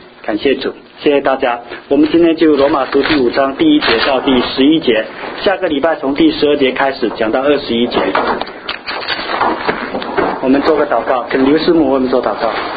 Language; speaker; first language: Chinese; native; Chinese